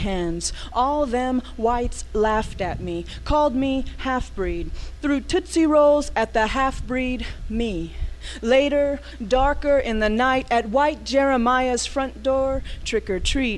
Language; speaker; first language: English; native; English